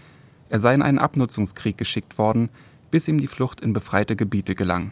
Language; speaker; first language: German; native; German